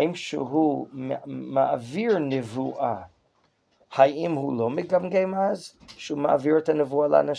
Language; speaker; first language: Hebrew; non-native, fluent; English